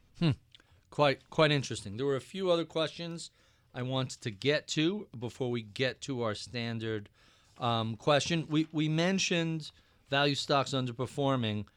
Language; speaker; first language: English; native; English